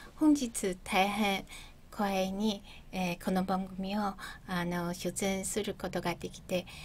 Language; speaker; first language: Japanese; non-native, fluent; Chinese